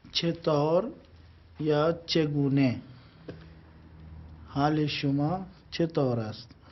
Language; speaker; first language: Persian; non-native, learner; Urdu